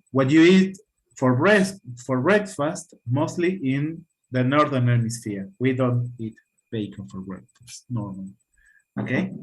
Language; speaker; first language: English; non-native, fluent; Spanish